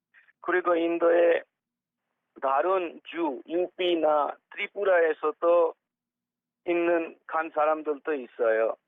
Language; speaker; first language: Korean; non-native, fluent; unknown